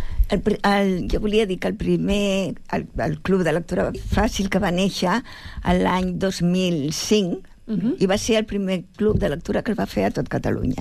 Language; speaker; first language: Catalan; native; Catalan